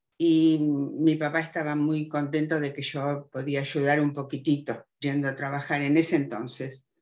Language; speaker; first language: Spanish; early bilingual, other home language; German